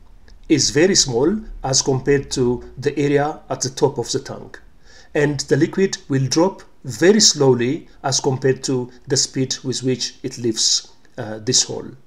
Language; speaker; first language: English; non-native, local second language; Amharic